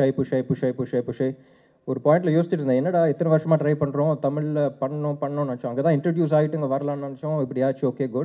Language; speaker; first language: Tamil; non-native, local second language; Telugu